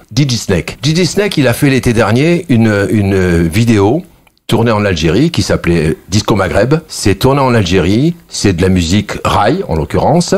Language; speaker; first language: French; early bilingual, other home language; Kabyle